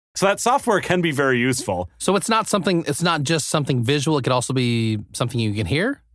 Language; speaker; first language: English; native; English